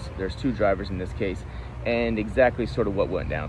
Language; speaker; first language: English; native; English